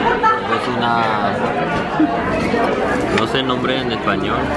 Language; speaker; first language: Spanish; non-native, fluent; French